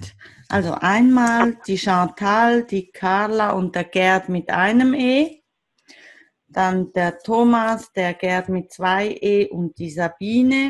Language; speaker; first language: German; native; German